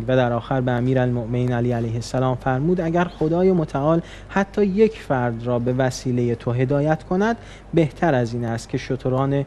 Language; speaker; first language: Persian; native; Persian